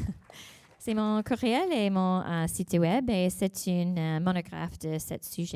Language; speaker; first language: French; non-native, learner; English